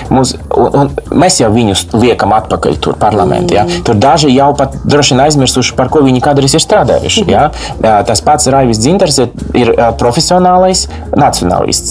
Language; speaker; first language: Latvian; non-native, local second language; Russian